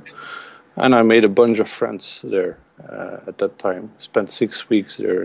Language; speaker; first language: English; non-native, fluent; Dutch